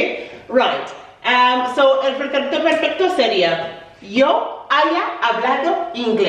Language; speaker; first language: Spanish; non-native, fluent; English